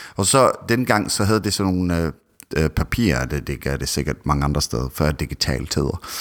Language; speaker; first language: Danish; non-native, fluent; English